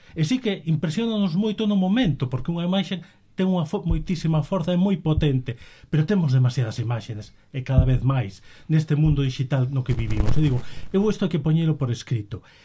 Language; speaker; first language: Galician; native; Galician